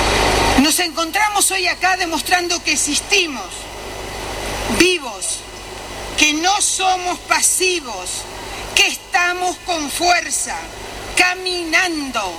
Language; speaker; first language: Spanish; native; Spanish